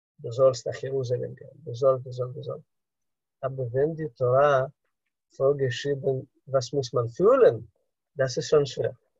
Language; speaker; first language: German; non-native, fluent; Russian